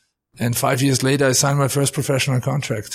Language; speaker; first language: English; non-native, fluent; German